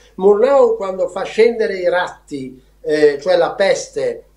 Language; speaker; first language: Italian; native; Italian